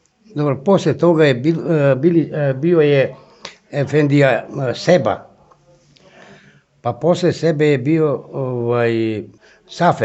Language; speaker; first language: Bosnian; non-native, local second language; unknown